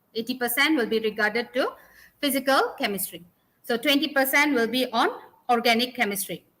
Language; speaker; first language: English; non-native, local second language; Malay